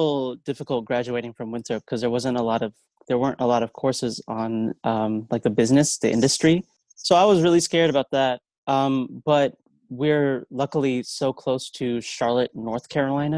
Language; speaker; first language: English; native; English